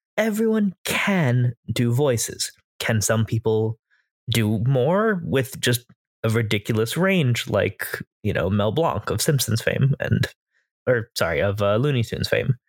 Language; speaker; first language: English; native; English